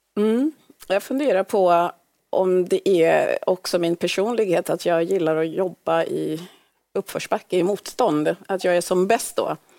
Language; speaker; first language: Swedish; early bilingual, other home language; Swahili